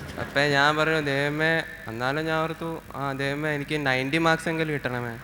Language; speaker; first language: Malayalam; early bilingual, heritage; Malayalam